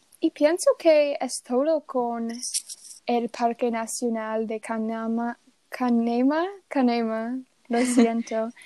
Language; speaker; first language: Spanish; non-native, learner; English